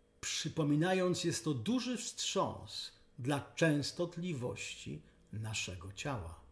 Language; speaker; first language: Polish; native; Polish